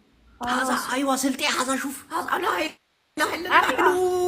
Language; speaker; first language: Arabic; non-native, learner; Amharic